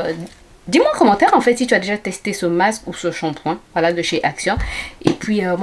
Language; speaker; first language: French; native; French